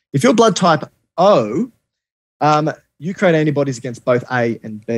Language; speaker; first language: English; native; English